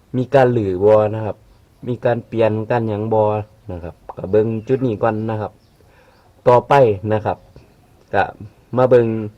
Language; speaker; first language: Thai; native; Thai